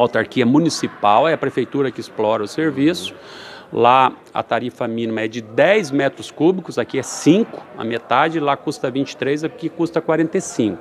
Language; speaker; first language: Portuguese; native; Portuguese